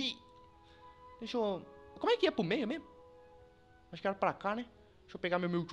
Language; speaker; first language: Portuguese; native; Portuguese